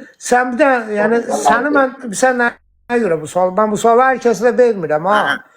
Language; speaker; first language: Azerbaijani; non-native, local second language; Talysh